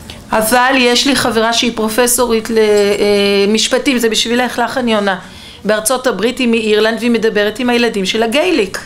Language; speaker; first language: Hebrew; native; Hebrew